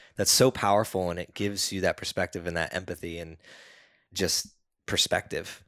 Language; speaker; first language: English; native; English